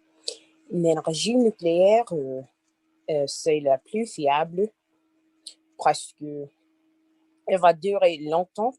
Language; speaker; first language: French; non-native, learner; English